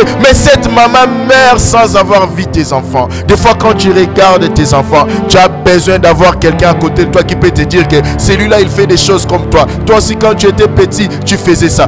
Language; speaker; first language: French; non-native, local second language; Lingala